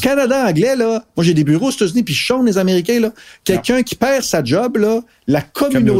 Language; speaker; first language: French; native; French